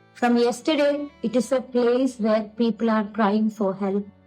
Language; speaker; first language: English; non-native, local second language; Malayalam